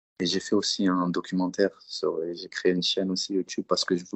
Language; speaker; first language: French; early bilingual, other home language; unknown